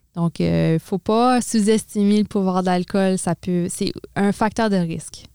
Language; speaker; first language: French; native; French